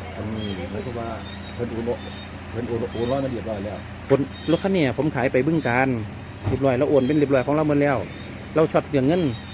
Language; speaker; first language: Thai; native; Thai